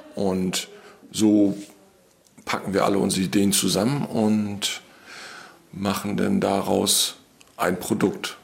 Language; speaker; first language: German; native; German